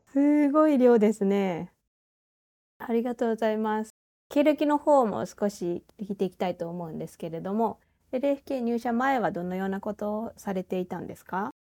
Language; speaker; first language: Japanese; native; Japanese